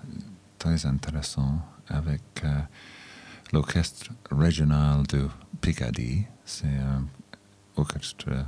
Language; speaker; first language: French; non-native, fluent; English